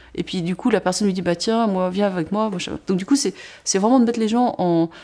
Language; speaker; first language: French; native; French